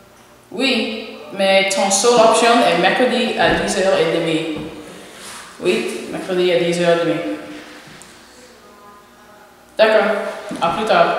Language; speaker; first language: French; non-native, learner; English